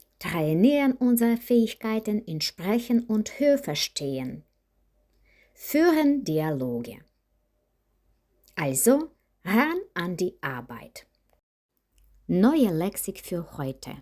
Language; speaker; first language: German; non-native, fluent; Ukrainian